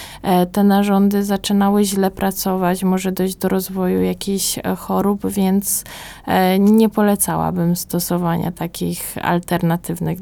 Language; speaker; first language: Polish; native; Polish